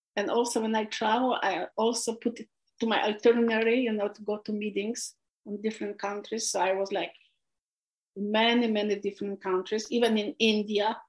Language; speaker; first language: English; non-native, fluent; Polish